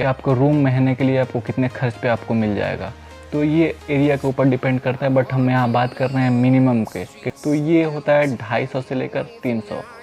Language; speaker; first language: Hindi; native; Hindi